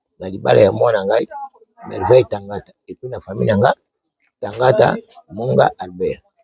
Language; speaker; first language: Lingala; native; Lingala